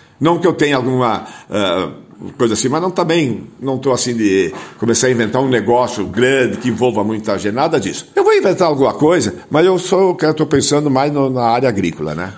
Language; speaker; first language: Portuguese; non-native, local second language; German